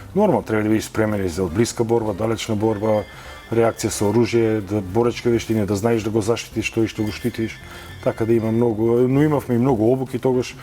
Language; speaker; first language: Macedonian; native; Macedonian